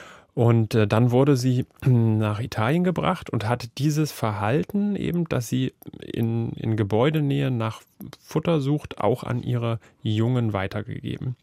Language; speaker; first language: German; native; German